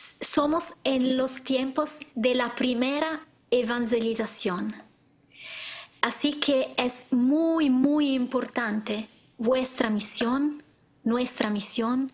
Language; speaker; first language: Spanish; non-native, learner; Italian